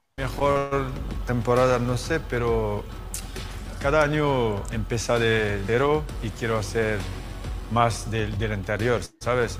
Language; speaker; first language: Spanish; non-native, fluent; French